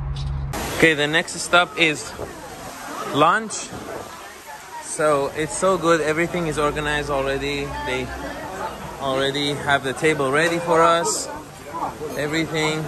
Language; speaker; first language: English; non-native, fluent; Persian